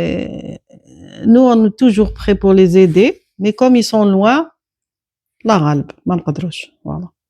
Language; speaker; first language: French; non-native, local second language; Arabic